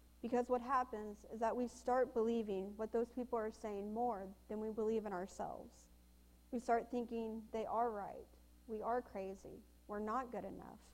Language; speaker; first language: English; native; English